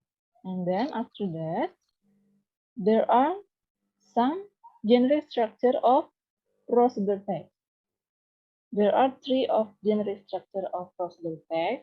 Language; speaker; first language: English; non-native, learner; Indonesian